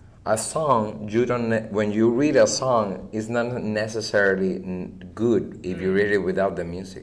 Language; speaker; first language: English; non-native, fluent; Spanish